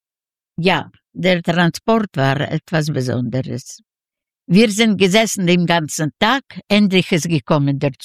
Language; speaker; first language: German; non-native, learner; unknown